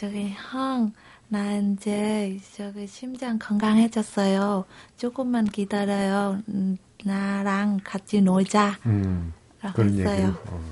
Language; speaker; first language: Korean; non-native, local second language; Vietnamese